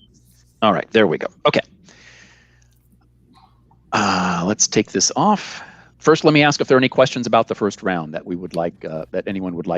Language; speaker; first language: English; native; English